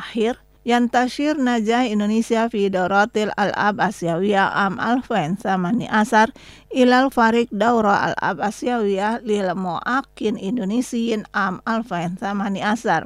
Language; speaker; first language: Arabic; non-native, fluent; Indonesian